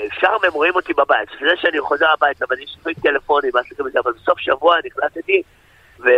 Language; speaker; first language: Hebrew; native; Hebrew